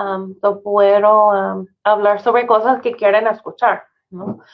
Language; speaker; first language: Spanish; non-native, fluent; English